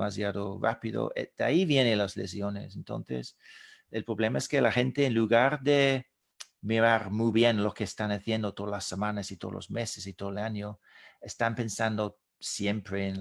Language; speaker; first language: Spanish; non-native, fluent; English